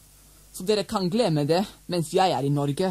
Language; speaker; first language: Norwegian; non-native, learner; English